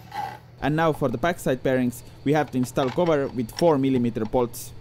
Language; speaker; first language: English; non-native, fluent; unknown